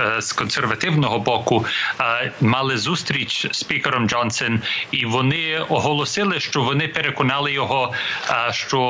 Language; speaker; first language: Ukrainian; early bilingual, heritage; English